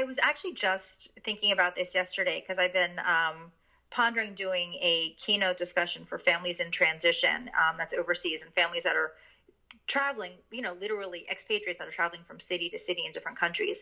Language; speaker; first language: English; early bilingual, other home language; Japanese